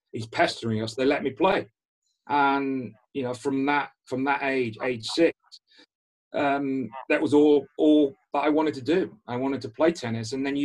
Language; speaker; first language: English; native; English